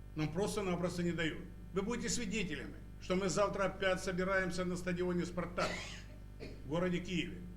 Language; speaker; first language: Russian; non-native, local second language; Ukrainian